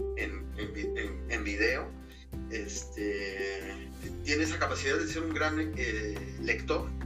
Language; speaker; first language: Spanish; native; Spanish